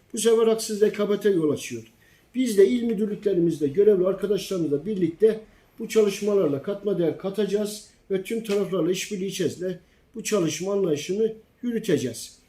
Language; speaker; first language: Turkish; native; Turkish